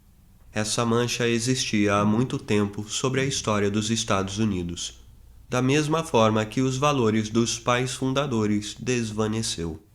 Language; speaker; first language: Portuguese; native; Portuguese